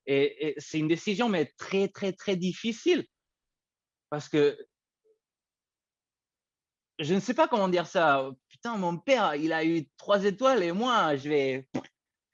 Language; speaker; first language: French; non-native, fluent; Spanish